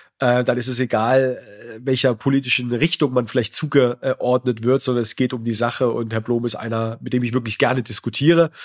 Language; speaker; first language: German; native; German